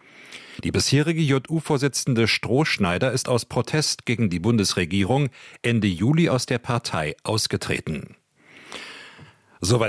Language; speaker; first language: German; native; German